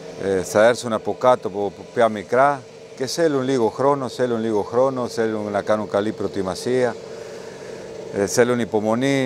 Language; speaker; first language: Greek; non-native, learner; Spanish